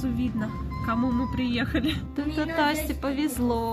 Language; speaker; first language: Russian; native; Russian